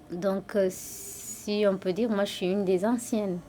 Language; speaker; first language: French; non-native, fluent; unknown